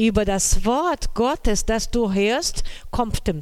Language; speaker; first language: German; non-native, learner; Portuguese